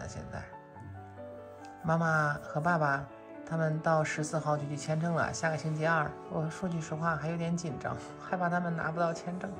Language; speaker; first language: Chinese; native; Chinese